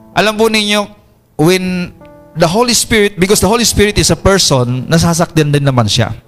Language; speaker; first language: Filipino; non-native, local second language; Iloko